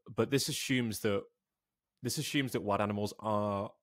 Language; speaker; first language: English; native; English